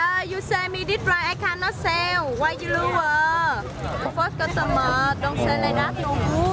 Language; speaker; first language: English; non-native, learner; Vietnamese